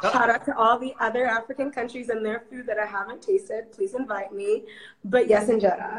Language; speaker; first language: English; early bilingual, other home language; Amharic